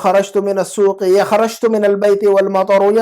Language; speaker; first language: Arabic; non-native, fluent; Urdu